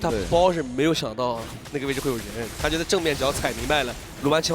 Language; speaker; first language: Chinese; native; Chinese